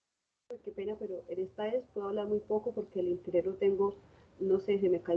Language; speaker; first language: Spanish; native; Spanish